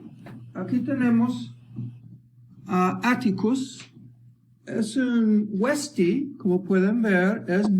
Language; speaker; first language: Spanish; early bilingual, heritage; English